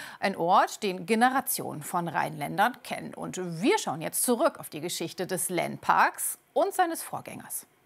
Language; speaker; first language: German; native; German